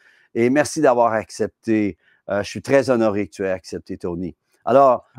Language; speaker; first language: French; native; French